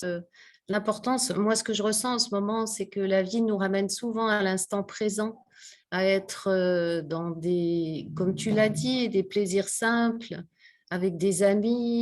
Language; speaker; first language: French; native; French